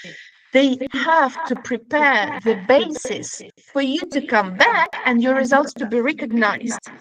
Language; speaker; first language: English; non-native, fluent; Ukrainian